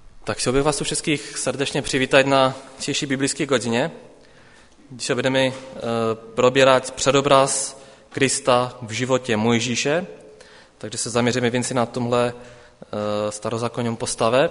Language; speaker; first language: Czech; non-native, local second language; Polish